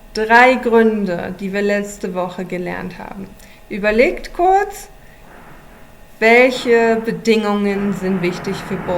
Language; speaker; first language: German; non-native, fluent; English